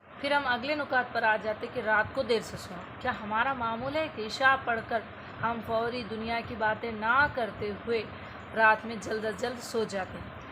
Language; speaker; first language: Urdu; native; Urdu